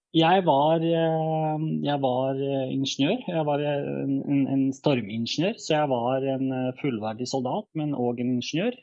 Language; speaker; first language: Norwegian; early bilingual, other home language; Bosnian